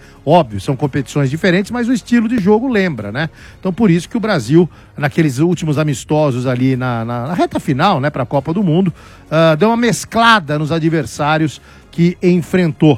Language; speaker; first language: Portuguese; native; Portuguese